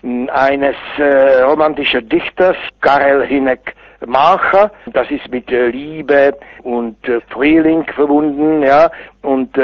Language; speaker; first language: German; non-native, fluent; Czech